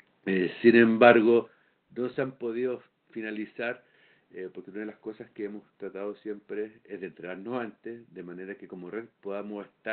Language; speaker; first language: Spanish; native; Spanish